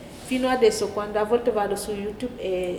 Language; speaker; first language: Italian; non-native, learner; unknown